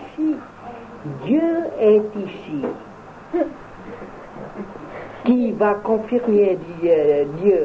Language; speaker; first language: French; non-native, fluent; Vietnamese